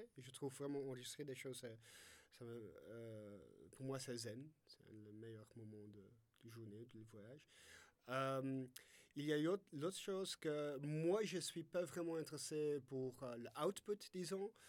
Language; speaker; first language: French; non-native, fluent; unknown